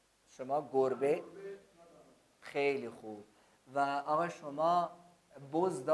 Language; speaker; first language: Persian; non-native, fluent; Urdu